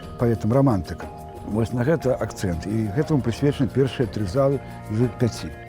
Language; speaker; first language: Belarusian; native; Belarusian